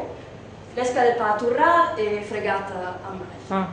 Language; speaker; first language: Catalan; non-native, learner; Italian